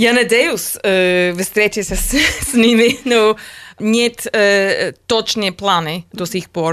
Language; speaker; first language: Russian; non-native, learner; English